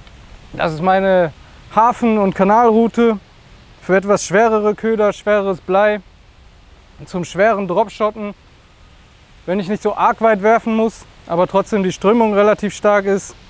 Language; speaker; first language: German; native; German